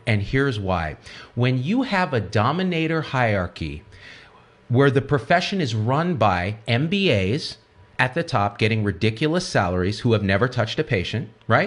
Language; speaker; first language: English; native; English